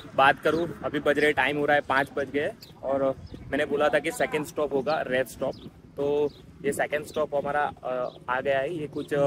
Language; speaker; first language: Hindi; non-native, local second language; Gujarati